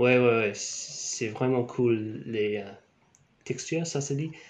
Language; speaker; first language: French; non-native, learner; English